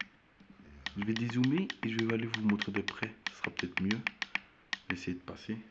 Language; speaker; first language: French; native; French